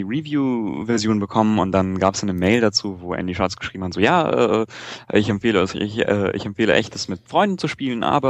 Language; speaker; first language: German; native; German